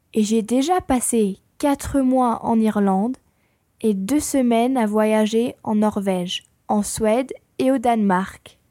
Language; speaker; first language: French; non-native, learner; English